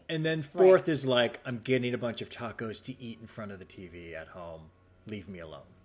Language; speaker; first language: English; native; English